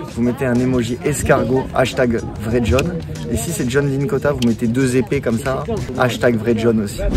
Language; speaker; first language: French; native; French